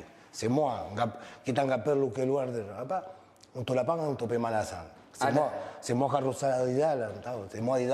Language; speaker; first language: Indonesian; non-native, fluent; Spanish